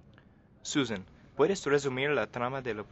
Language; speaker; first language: Spanish; non-native, learner; English